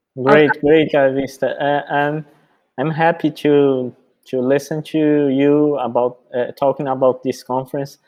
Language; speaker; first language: English; non-native, fluent; Portuguese